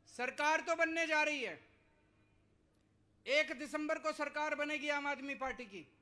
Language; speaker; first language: Hindi; native; Hindi